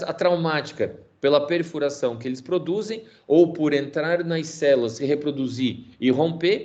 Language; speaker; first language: Portuguese; native; Portuguese